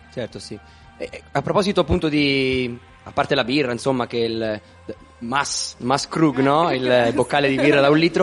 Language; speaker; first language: Italian; native; Italian